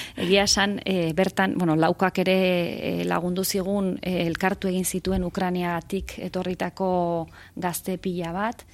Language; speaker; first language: Basque; native; Basque